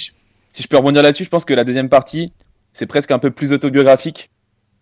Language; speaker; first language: French; native; French